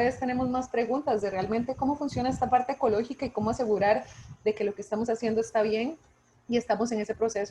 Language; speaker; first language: Spanish; native; Spanish